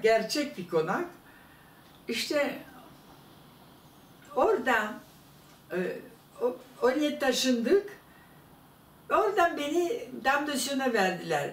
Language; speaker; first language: Turkish; non-native, fluent; German